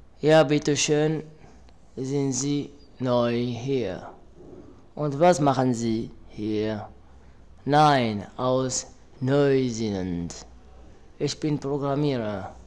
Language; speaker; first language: German; non-native, learner; Arabic